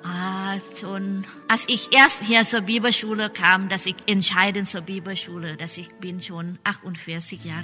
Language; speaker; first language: German; non-native, learner; Thai